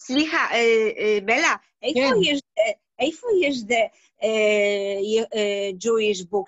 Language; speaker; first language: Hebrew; non-native, learner; Polish